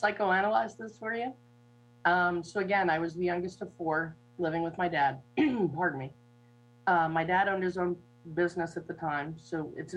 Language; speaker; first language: English; native; English